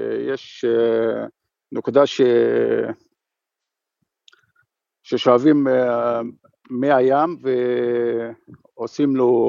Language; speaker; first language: Hebrew; non-native, fluent; Arabic